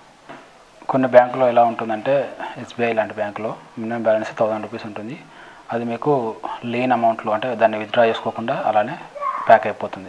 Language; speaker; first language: Telugu; native; Telugu